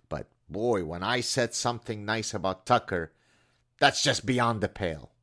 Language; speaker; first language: English; non-native, fluent; Arabic